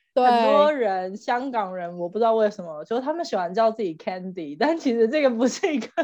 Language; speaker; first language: Chinese; native; Chinese